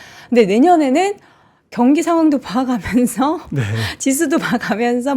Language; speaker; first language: Korean; native; Korean